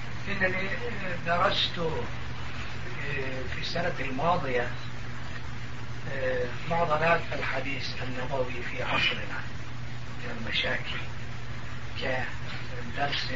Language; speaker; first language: Arabic; non-native, fluent; Turkish